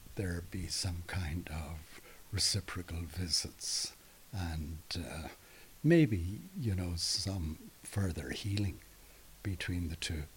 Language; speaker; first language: English; native; English